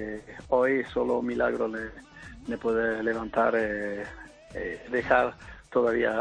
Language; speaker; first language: Spanish; non-native, fluent; Italian